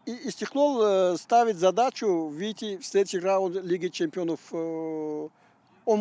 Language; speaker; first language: Russian; non-native, local second language; Tajik